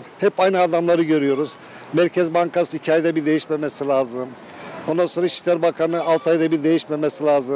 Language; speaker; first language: Turkish; native; Turkish